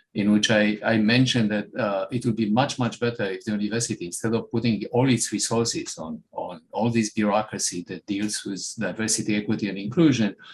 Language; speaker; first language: English; non-native, fluent; Romanian